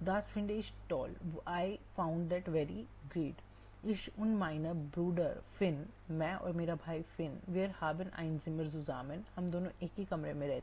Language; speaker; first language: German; non-native, fluent; Hindi